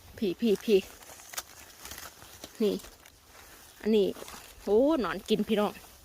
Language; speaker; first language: Thai; native; Thai